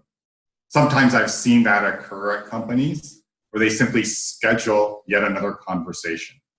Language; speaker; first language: English; native; English